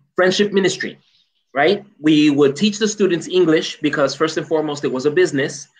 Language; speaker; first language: English; native; English